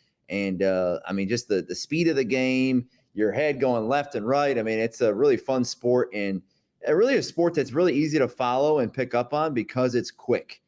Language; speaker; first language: English; native; English